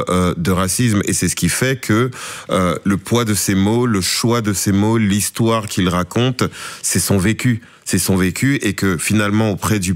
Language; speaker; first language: French; native; French